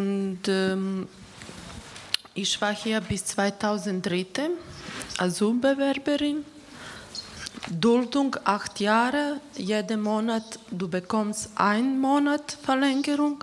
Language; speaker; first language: German; non-native, learner; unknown